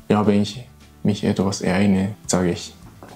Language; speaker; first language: German; non-native, learner; Japanese